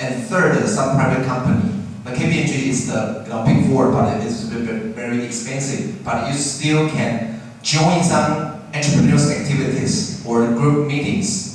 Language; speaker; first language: English; non-native, fluent; Chinese